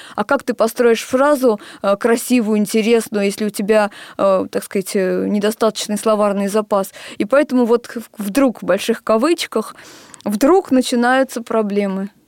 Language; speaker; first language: Russian; native; Russian